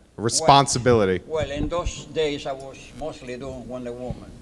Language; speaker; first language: English; non-native, fluent; Spanish